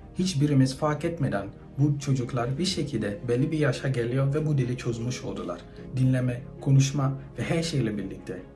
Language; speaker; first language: Turkish; non-native, fluent; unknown